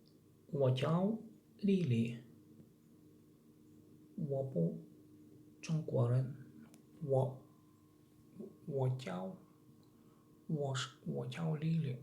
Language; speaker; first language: Chinese; non-native, learner; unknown